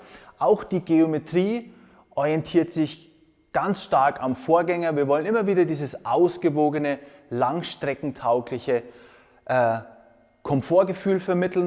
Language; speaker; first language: German; native; German